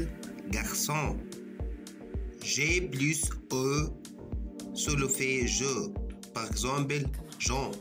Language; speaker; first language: French; non-native, fluent; Arabic